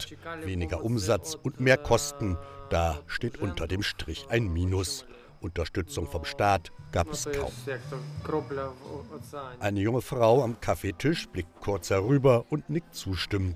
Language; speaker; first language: German; native; German